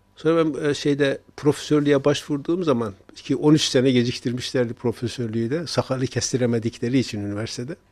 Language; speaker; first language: Turkish; native; Turkish